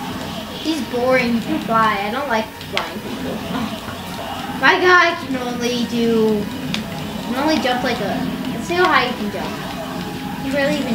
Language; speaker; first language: English; native; English